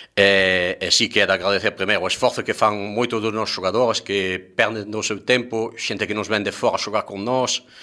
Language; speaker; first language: Galician; non-native, fluent; French